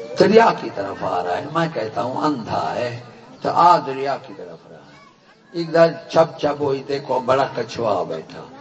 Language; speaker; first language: Urdu; non-native, local second language; Punjabi